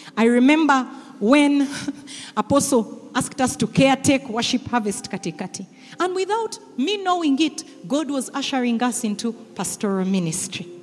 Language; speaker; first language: English; non-native, local second language; Ganda